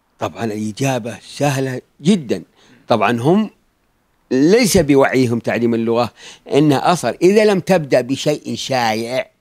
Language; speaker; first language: Arabic; native; Arabic